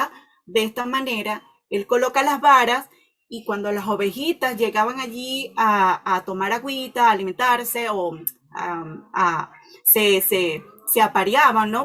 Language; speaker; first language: Spanish; native; Spanish